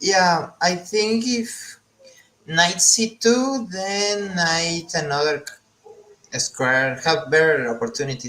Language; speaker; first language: English; non-native, learner; Spanish